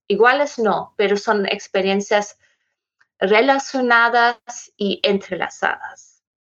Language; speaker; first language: Spanish; non-native, fluent; German